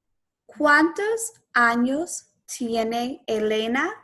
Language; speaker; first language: Spanish; non-native, fluent; English